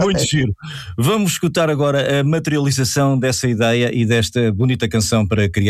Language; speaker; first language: Portuguese; native; Portuguese